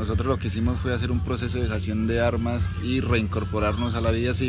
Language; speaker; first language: Spanish; native; Spanish